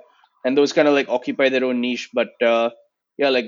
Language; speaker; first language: English; non-native, local second language; Gujarati